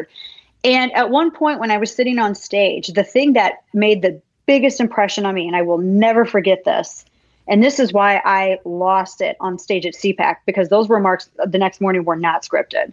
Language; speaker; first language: English; native; English